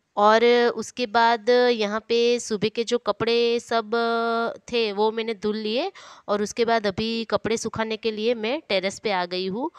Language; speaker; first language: Hindi; non-native, local second language; Gujarati